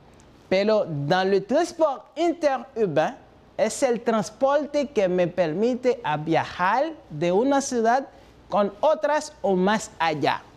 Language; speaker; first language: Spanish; non-native, fluent; French